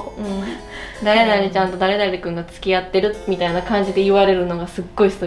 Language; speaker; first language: Japanese; native; Japanese